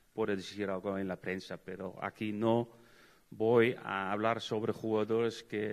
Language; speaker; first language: Spanish; non-native, fluent; Dutch